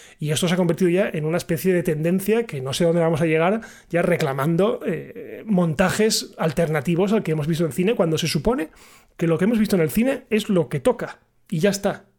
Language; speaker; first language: Spanish; native; Spanish